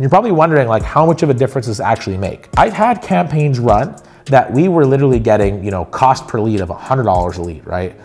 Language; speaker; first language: English; native; English